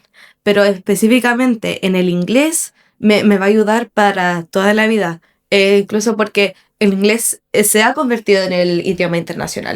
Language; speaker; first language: Spanish; non-native, fluent; English